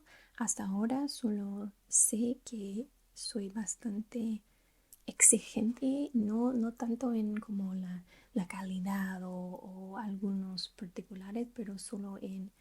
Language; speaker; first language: Spanish; non-native, learner; English